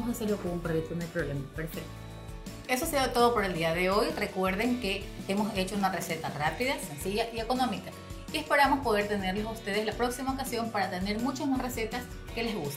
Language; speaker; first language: Spanish; native; Spanish